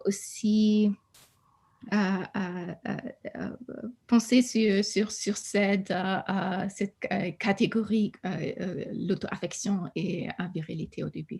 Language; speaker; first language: French; non-native, fluent; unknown